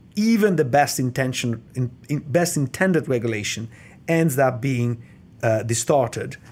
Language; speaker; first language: English; non-native, fluent; Italian